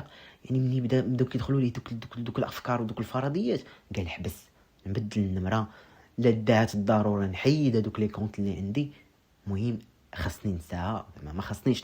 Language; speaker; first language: Arabic; native; Arabic